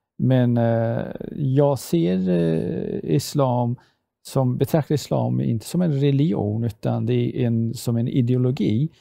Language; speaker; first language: Swedish; non-native, fluent; Persian